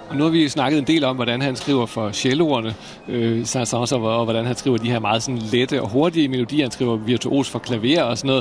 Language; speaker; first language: Danish; native; Danish